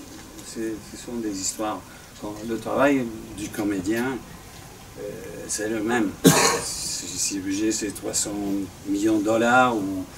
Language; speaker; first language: French; non-native, fluent; English